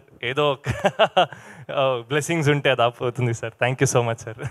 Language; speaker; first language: Telugu; non-native, learner; Kannada